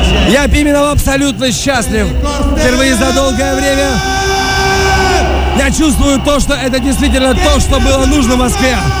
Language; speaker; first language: Russian; native; Russian